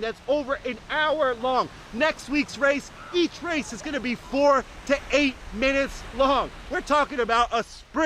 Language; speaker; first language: English; native; English